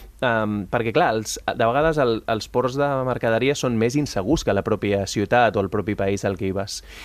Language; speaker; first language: Catalan; early bilingual, other home language; Spanish